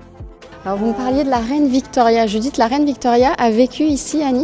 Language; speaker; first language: French; native; French